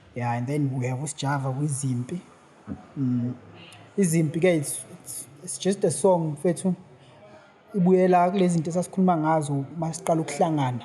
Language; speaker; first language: Zulu; native; Zulu